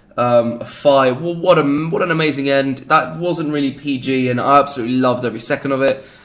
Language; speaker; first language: English; native; English